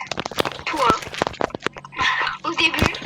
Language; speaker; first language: French; native; French